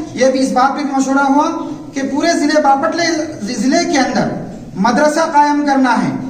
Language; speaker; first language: Urdu; native; Urdu